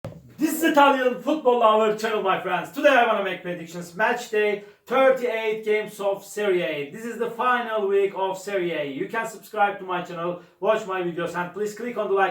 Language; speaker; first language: English; non-native, learner; Turkish